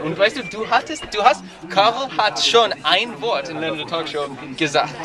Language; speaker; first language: German; non-native, fluent; English